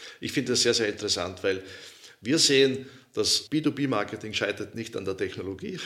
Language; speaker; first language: German; native; German